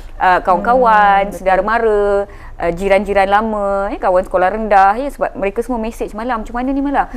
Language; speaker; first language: Malay; non-native, local second language; Tamil